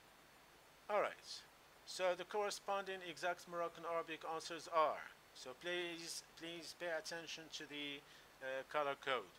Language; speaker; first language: English; non-native, local second language; Arabic